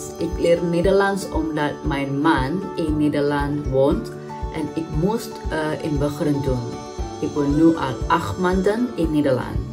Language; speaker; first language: Dutch; non-native, fluent; Indonesian